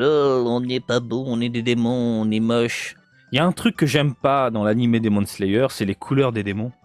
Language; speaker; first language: French; native; French